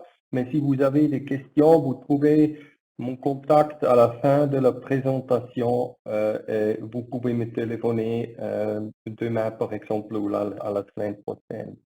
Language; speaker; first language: French; non-native, learner; German